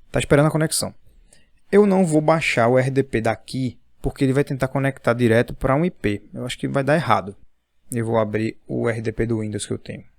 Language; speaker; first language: Portuguese; native; Portuguese